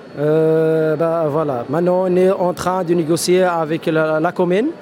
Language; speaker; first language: French; non-native, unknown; Arabic